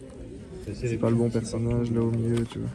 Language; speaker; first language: French; native; French